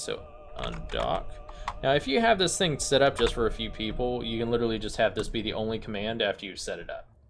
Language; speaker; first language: English; native; English